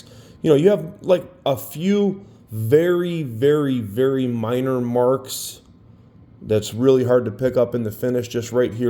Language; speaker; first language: English; native; English